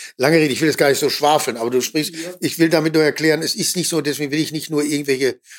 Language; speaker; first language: German; native; German